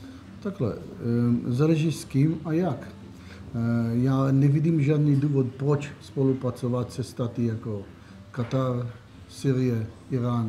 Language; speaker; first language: Czech; non-native, learner; Hebrew